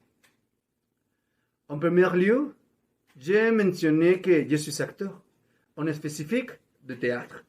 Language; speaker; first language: French; non-native, learner; Spanish